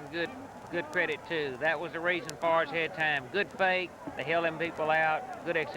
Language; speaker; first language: English; native; English